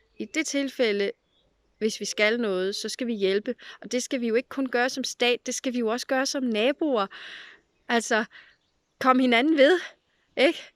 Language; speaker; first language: Danish; native; Danish